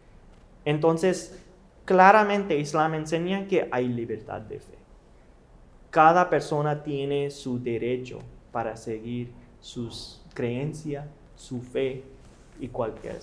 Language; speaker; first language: Spanish; non-native, learner; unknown